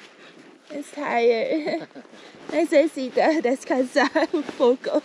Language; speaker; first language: Spanish; non-native, learner; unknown